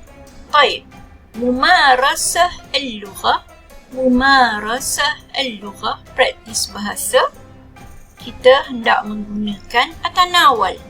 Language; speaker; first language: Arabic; non-native, fluent; Malay